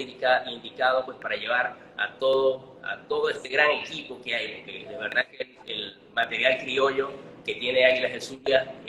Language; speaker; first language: Spanish; native; Spanish